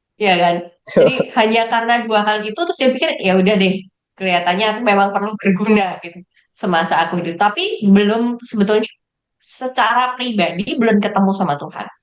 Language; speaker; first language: Indonesian; native; Indonesian